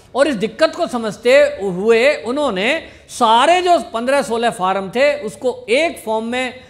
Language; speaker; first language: Hindi; native; Hindi